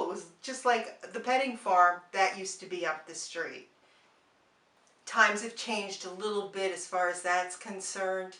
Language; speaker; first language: English; native; English